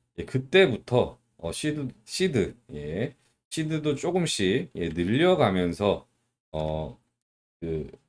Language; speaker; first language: Korean; native; Korean